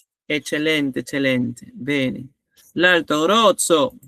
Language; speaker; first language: Italian; non-native, learner; Spanish